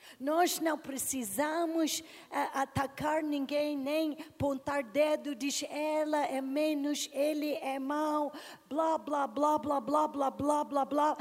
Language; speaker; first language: Portuguese; non-native, learner; English